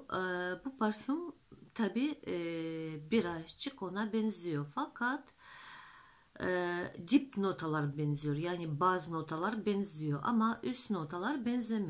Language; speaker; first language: Turkish; non-native, fluent; Russian